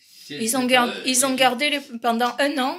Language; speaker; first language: French; early bilingual, other home language; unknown